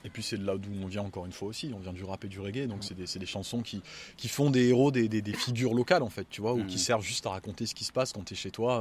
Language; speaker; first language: French; native; French